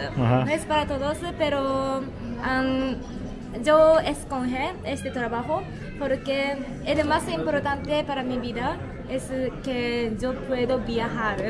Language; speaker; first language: Spanish; non-native, learner; Japanese